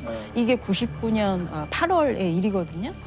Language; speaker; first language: Korean; native; Korean